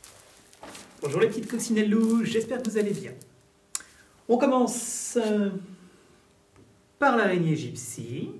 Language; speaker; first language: French; native; French